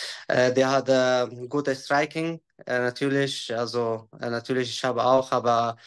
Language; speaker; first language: German; non-native, learner; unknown